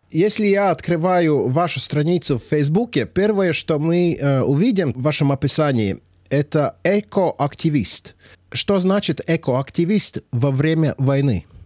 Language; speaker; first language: Russian; non-native, local second language; Latvian